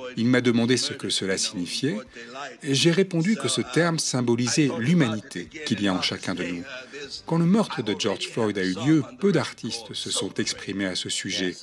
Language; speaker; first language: French; non-native, fluent; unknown